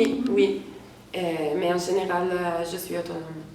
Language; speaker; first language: French; non-native, fluent; Italian